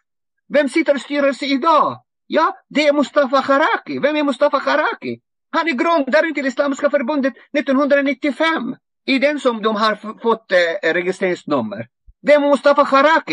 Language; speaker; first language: Swedish; non-native, fluent; Arabic